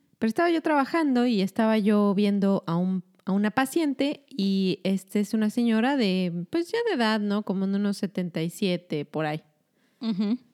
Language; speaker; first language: Spanish; native; Spanish